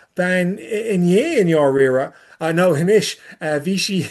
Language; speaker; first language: Irish; non-native, learner; English